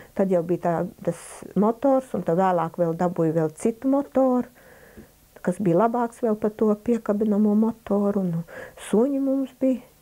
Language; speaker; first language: Latvian; native; Latvian